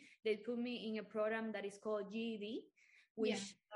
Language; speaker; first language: English; non-native, fluent; Spanish